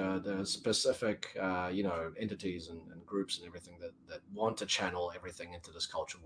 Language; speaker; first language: English; native; English